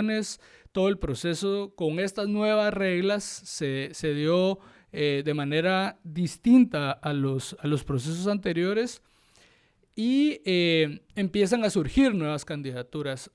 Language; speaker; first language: Spanish; native; Spanish